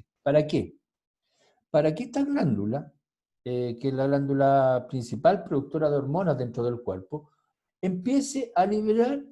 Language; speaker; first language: Spanish; native; Spanish